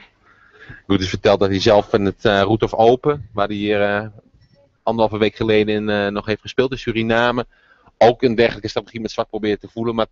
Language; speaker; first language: Dutch; native; Dutch